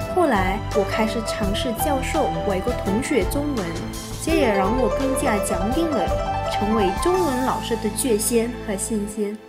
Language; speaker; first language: Chinese; non-native, fluent; Khmer